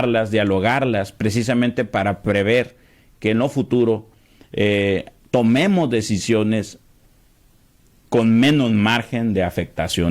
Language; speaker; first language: Spanish; native; Spanish